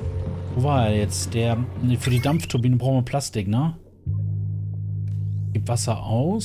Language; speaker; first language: German; native; German